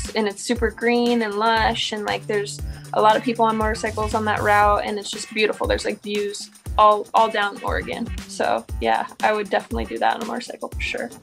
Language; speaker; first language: English; native; English